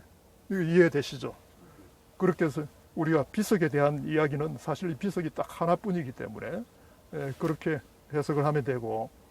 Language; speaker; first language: Korean; native; Korean